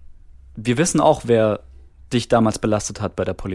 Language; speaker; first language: German; native; German